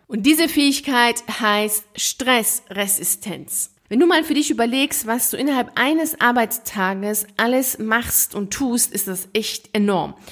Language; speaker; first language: German; native; German